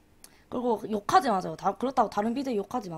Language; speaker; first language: Korean; native; Korean